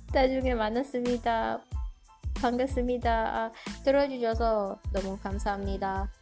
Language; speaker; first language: Korean; non-native, learner; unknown